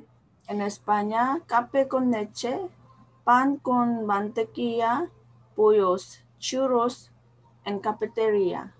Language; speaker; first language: Spanish; non-native, learner; Korean